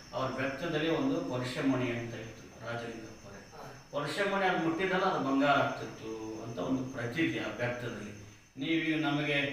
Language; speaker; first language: Kannada; native; Kannada